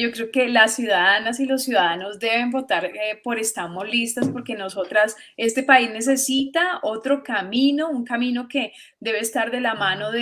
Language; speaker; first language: Spanish; native; Spanish